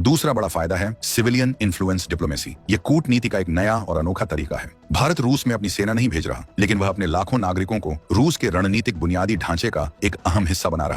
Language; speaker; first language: Hindi; native; Hindi